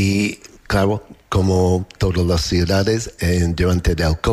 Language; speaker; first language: Spanish; non-native, fluent; English